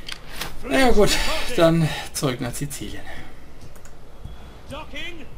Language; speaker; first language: German; native; German